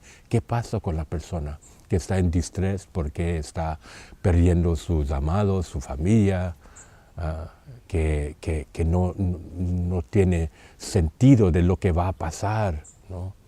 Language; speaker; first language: Spanish; non-native, fluent; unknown